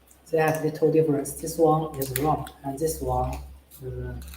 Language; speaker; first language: English; non-native, learner; Chinese